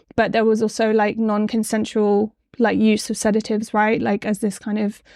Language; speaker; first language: English; native; English